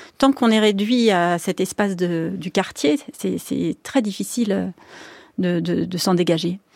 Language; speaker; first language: French; native; French